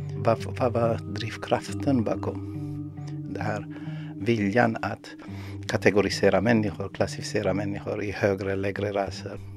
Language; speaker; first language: Swedish; non-native, fluent; Amharic